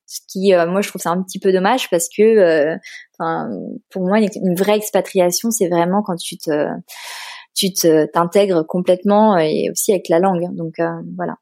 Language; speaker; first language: French; native; French